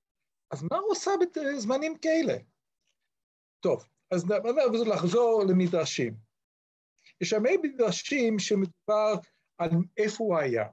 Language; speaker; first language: Hebrew; non-native, fluent; English